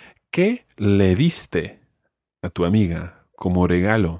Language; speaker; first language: Spanish; non-native, fluent; English